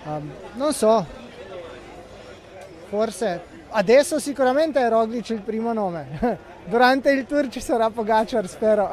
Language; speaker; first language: Italian; non-native, fluent; Slovenian